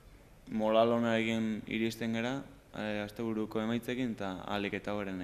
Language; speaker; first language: Basque; native; Basque